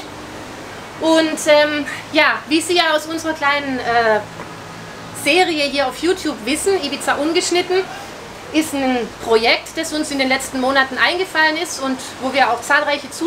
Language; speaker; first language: German; native; German